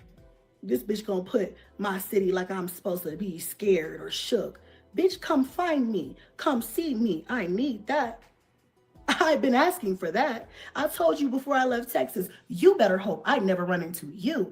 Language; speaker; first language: English; native; English